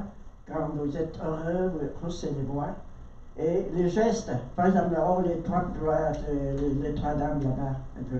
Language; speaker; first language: French; non-native, learner; Vietnamese